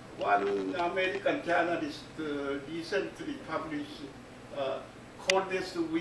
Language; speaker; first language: English; non-native, learner; Korean